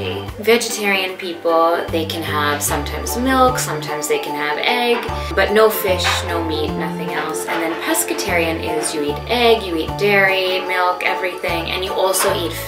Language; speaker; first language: English; early bilingual, other home language; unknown